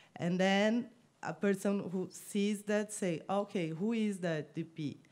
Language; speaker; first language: English; non-native, fluent; Portuguese